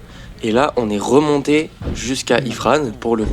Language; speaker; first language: French; native; French